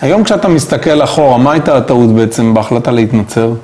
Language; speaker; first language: Hebrew; native; Hebrew